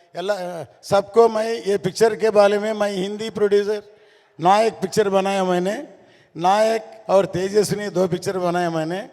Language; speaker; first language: Hindi; non-native, local second language; Telugu